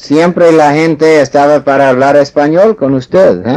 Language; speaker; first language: Spanish; non-native, fluent; English